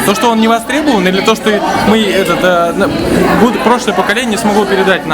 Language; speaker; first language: Russian; native; Russian